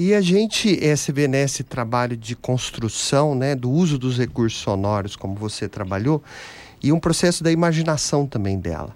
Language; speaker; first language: Portuguese; native; Portuguese